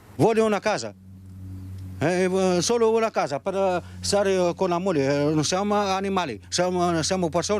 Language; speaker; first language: Italian; non-native, learner; Arabic